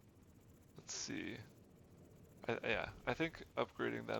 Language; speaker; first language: English; native; English